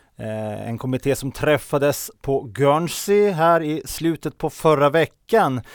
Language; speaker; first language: Swedish; native; Swedish